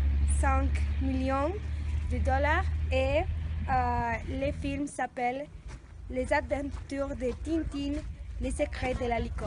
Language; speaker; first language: French; non-native, learner; Spanish